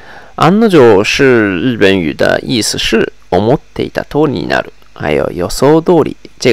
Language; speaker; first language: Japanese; non-native, fluent; Chinese